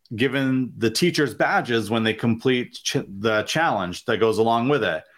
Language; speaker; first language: English; native; English